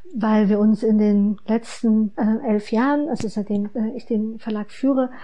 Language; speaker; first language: German; native; German